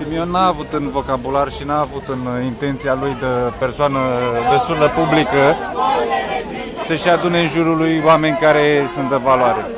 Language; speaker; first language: Romanian; native; Romanian